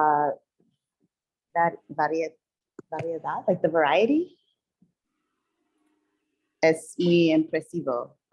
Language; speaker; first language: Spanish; non-native, learner; English